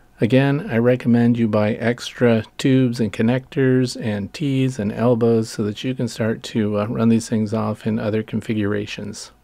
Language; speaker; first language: English; native; English